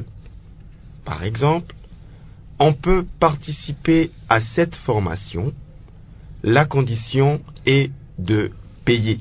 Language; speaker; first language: French; non-native, local second language; Lingala